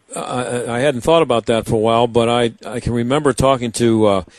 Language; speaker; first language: English; native; English